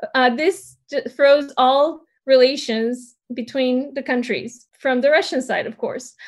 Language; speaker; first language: English; early bilingual, other home language; Turkish